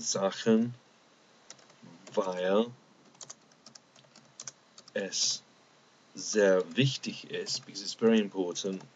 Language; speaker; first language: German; non-native, fluent; English